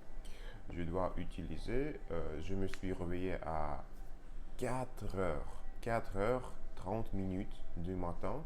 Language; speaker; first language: French; non-native, learner; Russian